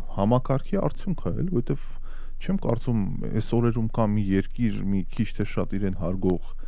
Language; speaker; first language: Armenian; native; Armenian